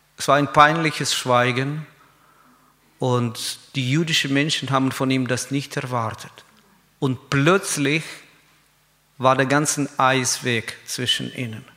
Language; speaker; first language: German; non-native, fluent; Russian